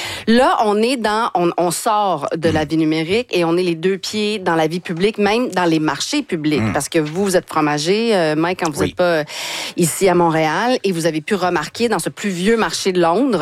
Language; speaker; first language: French; native; French